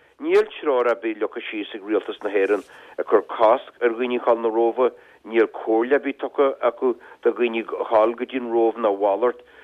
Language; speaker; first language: Irish; native; Irish